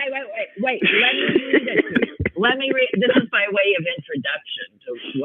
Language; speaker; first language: English; native; English